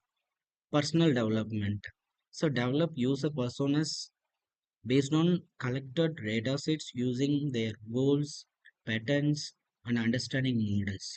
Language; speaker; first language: English; non-native, local second language; Tamil